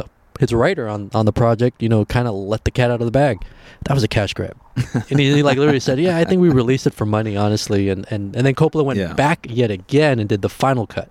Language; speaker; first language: English; early bilingual, other home language; Spanish